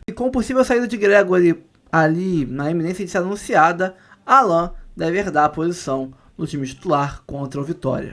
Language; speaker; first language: Portuguese; native; Portuguese